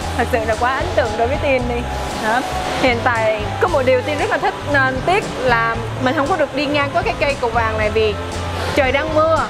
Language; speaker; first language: Vietnamese; early bilingual, heritage; Vietnamese